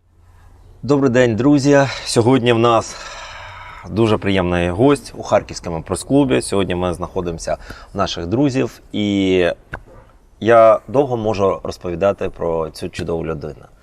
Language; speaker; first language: Ukrainian; native; Ukrainian